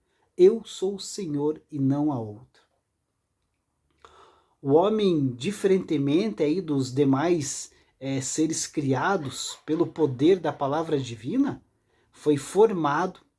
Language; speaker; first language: Portuguese; native; Portuguese